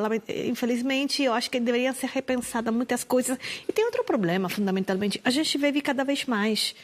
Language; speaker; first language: Portuguese; non-native, fluent; Italian